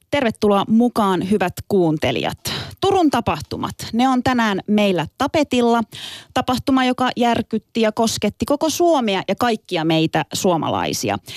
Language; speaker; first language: Finnish; early bilingual, other home language; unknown